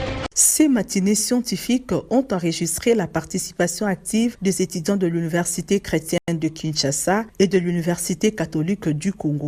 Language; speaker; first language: French; native; French